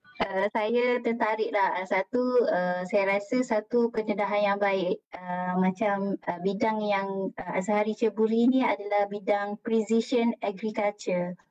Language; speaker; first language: Malay; native; Malay